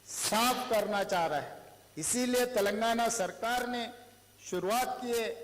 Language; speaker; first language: Hindi; non-native, local second language; Telugu